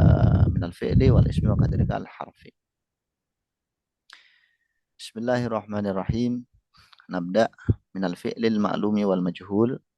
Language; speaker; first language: Arabic; non-native, fluent; Indonesian